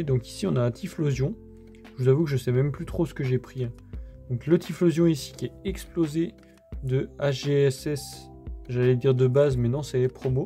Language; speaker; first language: French; native; French